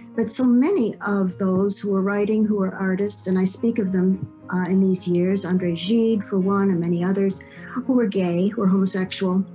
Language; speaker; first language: English; native; English